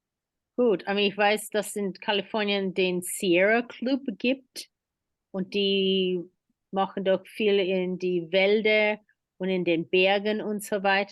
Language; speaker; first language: German; non-native, fluent; English